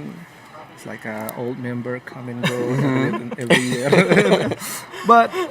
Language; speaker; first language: English; non-native, learner; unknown